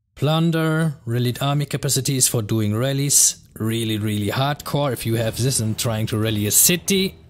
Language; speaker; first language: English; non-native, fluent; German